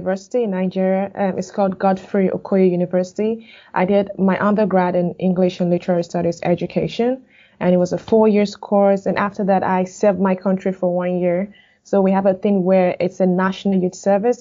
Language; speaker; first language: English; non-native, local second language; Igbo